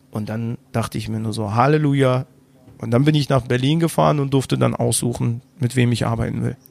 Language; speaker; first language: German; early bilingual, other home language; Turkish